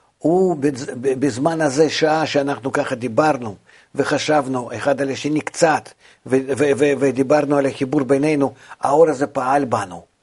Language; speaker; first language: Hebrew; non-native, fluent; Russian